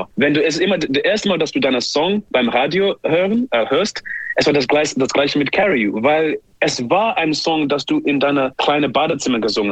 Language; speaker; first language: German; non-native, fluent; English